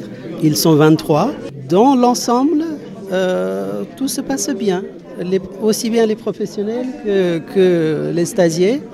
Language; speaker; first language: French; non-native, fluent; Nepali